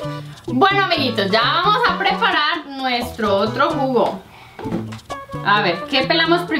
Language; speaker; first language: Spanish; native; Spanish